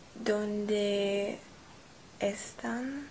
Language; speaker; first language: Spanish; non-native, learner; English